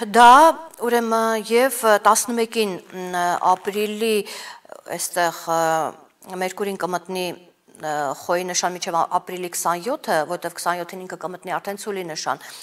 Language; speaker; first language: Armenian; native; Armenian